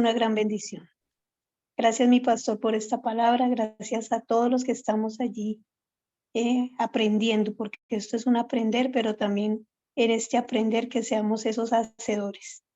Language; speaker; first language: Spanish; native; Spanish